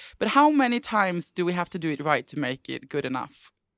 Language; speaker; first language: English; non-native, fluent; Norwegian